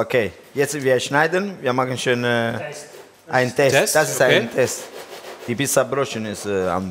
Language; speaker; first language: German; non-native, learner; Italian